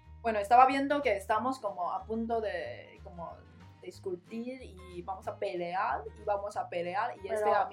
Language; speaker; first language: Spanish; non-native, learner; Chinese